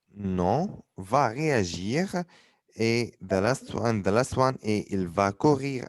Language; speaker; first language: French; non-native, fluent; Arabic